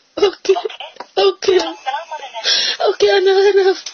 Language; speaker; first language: Arabic; non-native, learner; Filipino